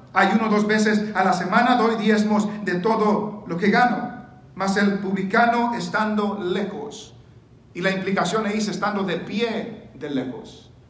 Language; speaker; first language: Spanish; early bilingual, heritage; Spanish